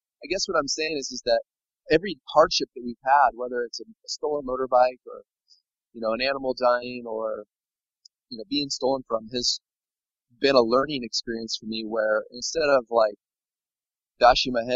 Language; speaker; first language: English; native; English